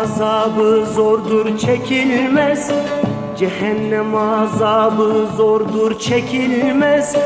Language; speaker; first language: Turkish; native; Turkish